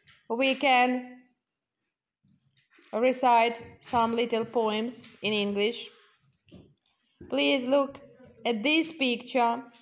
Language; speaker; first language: English; non-native, fluent; Ukrainian